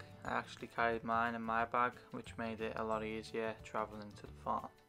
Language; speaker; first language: English; native; English